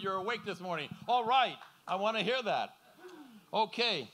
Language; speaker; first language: English; native; English